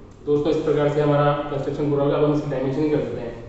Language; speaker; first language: Hindi; native; Hindi